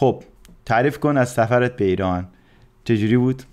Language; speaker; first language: Persian; native; Persian